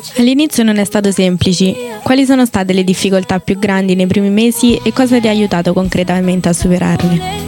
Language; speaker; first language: Italian; native; Italian